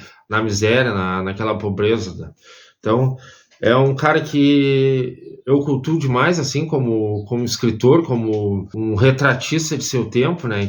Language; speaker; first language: Portuguese; native; Portuguese